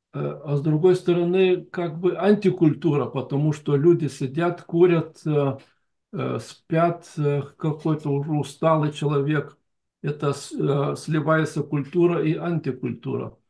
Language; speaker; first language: Russian; non-native, fluent; Lithuanian